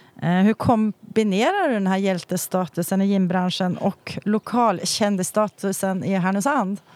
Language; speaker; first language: Swedish; native; Swedish